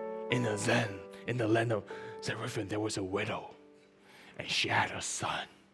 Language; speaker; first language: English; early bilingual, other home language; Chinese